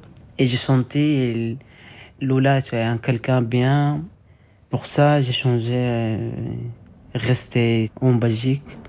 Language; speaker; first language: French; non-native, learner; Arabic